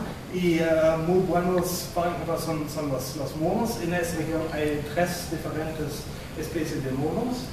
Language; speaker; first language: Spanish; non-native, fluent; German